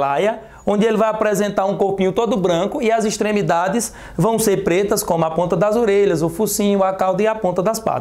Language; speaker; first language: Portuguese; native; Portuguese